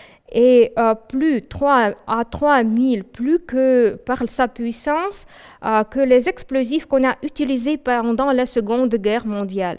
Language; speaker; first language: French; non-native, fluent; Russian